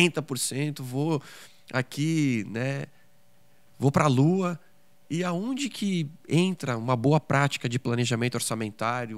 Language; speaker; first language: Portuguese; native; Portuguese